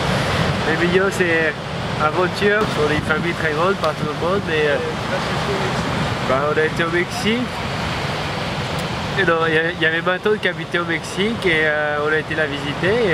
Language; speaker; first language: French; early bilingual, heritage; French